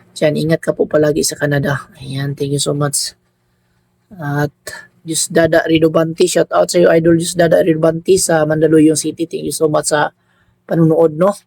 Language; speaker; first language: Filipino; non-native, local second language; Cebuano